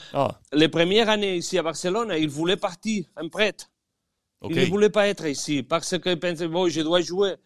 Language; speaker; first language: French; non-native, fluent; Spanish